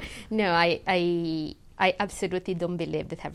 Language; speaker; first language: English; non-native, fluent; Italian